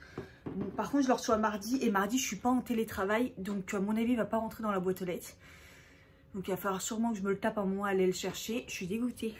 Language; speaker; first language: French; native; French